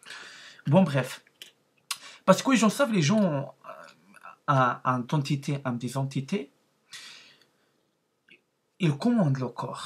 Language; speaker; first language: French; non-native, learner; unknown